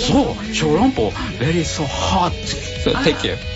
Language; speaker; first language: English; non-native, learner; Japanese